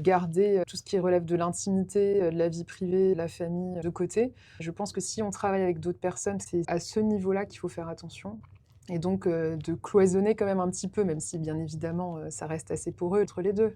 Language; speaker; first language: French; native; French